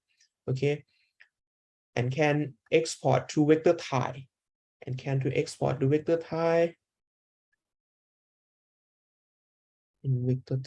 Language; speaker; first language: English; non-native, learner; Thai